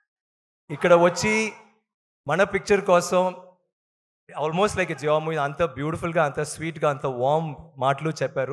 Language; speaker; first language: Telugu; non-native, learner; Tamil